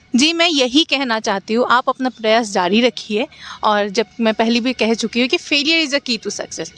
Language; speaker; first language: Hindi; non-native, local second language; Assamese